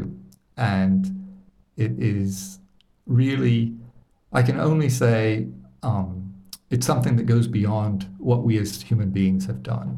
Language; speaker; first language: English; native; English